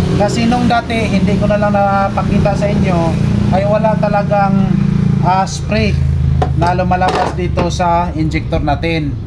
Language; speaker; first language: Filipino; native; Filipino